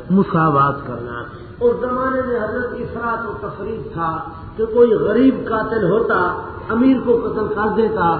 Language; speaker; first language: Urdu; non-native, local second language; Punjabi